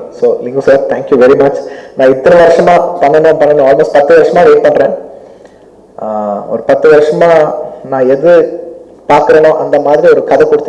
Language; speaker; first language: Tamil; non-native, local second language; Telugu